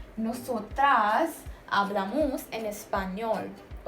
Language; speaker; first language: Spanish; non-native, fluent; Hindi